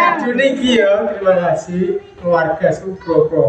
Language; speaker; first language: Indonesian; non-native, local second language; Javanese